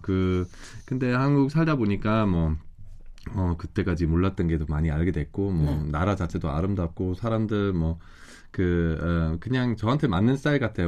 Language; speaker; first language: Korean; non-native, fluent; German